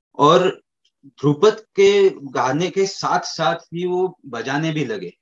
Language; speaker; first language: Hindi; native; Hindi